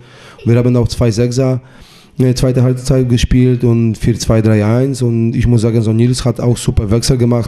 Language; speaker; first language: German; non-native, fluent; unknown